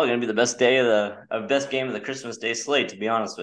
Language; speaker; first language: English; native; English